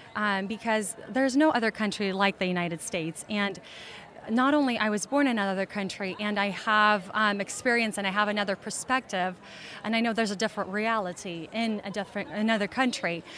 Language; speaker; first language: English; early bilingual, other home language; Russian